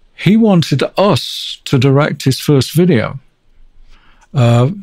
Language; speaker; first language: English; native; English